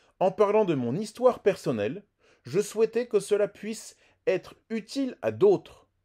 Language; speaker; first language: French; native; French